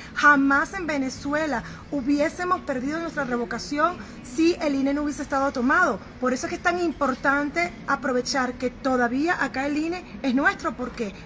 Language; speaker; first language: Spanish; native; Spanish